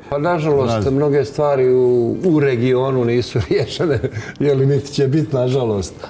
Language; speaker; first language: Bosnian; native; Bosnian